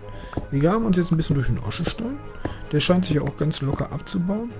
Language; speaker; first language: German; native; German